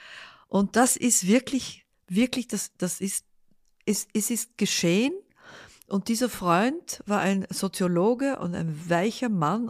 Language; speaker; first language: German; early bilingual, other home language; Dutch